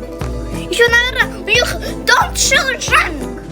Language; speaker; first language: Russian; non-native, local second language; Kazakh